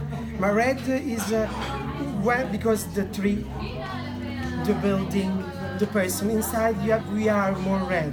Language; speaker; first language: English; non-native, learner; Italian